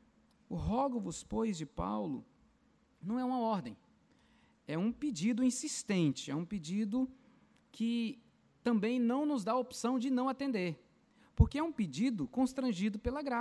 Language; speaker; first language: Portuguese; native; Portuguese